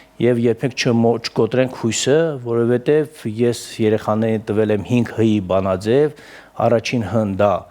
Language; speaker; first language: Armenian; native; Armenian